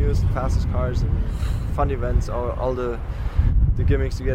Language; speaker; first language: English; non-native, fluent; German